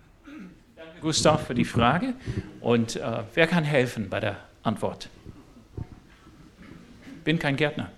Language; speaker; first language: German; non-native, fluent; English